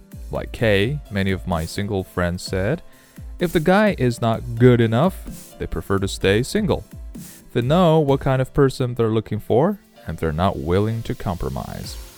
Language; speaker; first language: English; non-native, fluent; Chinese